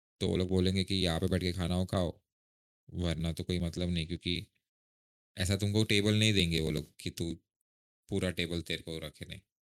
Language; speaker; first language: Hindi; non-native, local second language; Marathi